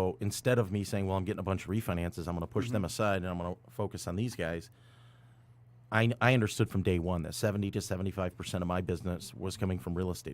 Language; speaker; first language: English; native; English